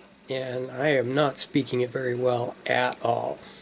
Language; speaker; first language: English; native; English